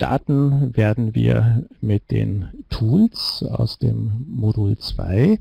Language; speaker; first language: German; native; German